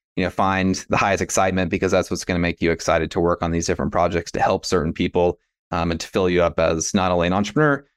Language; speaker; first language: English; native; English